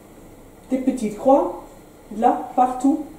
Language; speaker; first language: French; non-native, learner; Dutch